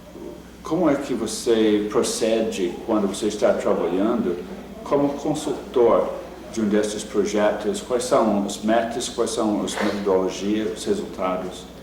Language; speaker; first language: Portuguese; non-native, fluent; English